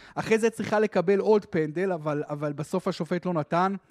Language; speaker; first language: Hebrew; native; Hebrew